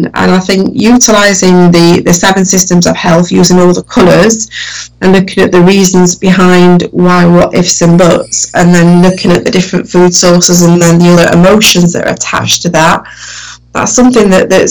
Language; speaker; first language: English; native; English